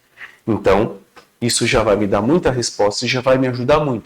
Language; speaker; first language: Portuguese; native; Portuguese